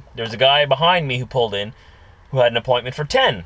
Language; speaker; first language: English; native; English